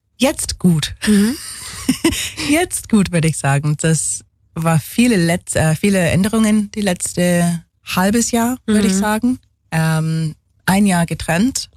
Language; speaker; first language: German; non-native, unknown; English